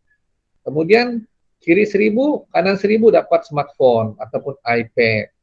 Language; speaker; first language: Indonesian; non-native, local second language; Malay